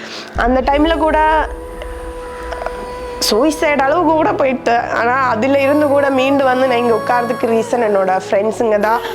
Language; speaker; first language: Tamil; non-native, local second language; Malayalam